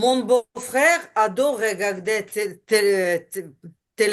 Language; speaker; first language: French; non-native, learner; Ukrainian